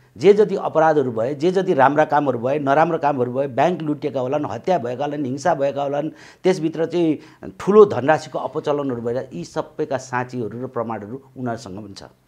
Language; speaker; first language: Nepali; native; Nepali